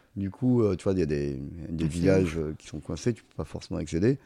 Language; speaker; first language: French; native; French